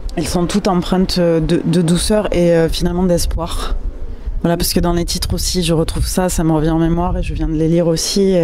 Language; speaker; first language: French; native; French